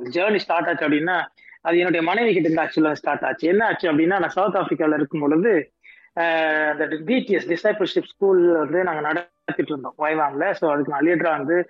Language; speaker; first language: Tamil; native; Tamil